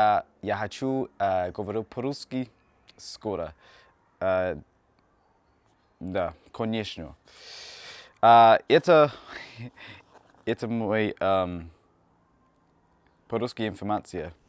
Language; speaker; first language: Russian; non-native, learner; English